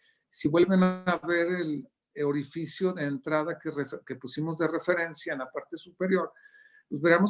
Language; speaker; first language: Spanish; native; Spanish